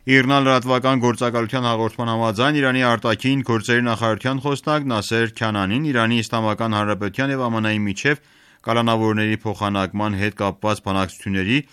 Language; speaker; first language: Armenian; native; Armenian